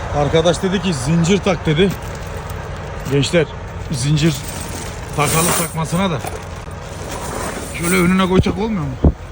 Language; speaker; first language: Turkish; native; Turkish